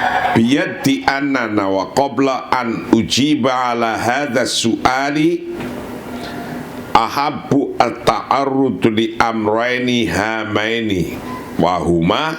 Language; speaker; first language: Arabic; non-native, fluent; Indonesian